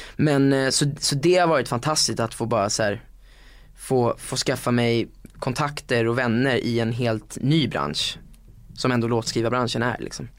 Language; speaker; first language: Swedish; native; Swedish